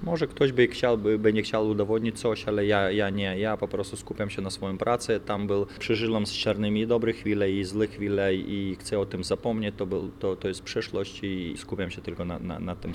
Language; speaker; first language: Polish; non-native, fluent; Lithuanian